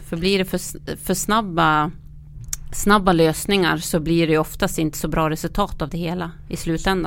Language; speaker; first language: Swedish; native; Swedish